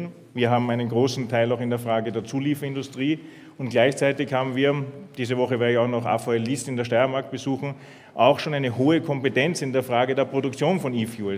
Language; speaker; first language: German; native; German